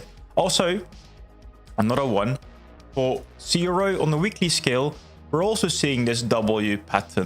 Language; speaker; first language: English; non-native, fluent; Dutch